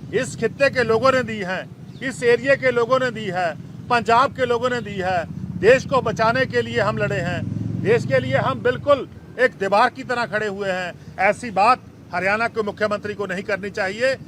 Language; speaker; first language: Hindi; non-native, local second language; Punjabi